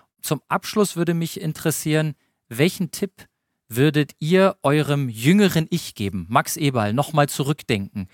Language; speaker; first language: German; native; German